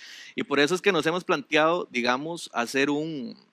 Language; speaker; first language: Spanish; native; Spanish